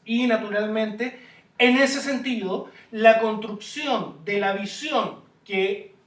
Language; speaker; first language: Spanish; native; Spanish